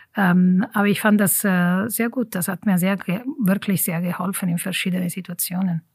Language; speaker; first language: German; non-native, fluent; Italian